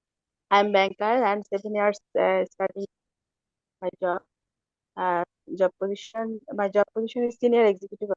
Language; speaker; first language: English; non-native, learner; Bangla